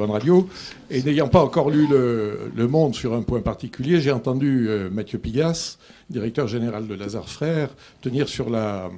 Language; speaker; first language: French; native; French